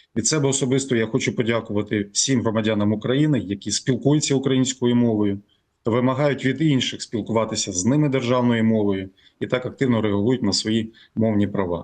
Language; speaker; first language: Ukrainian; native; Ukrainian